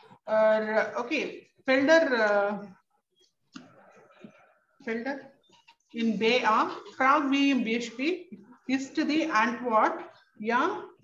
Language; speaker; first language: German; non-native, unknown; Tamil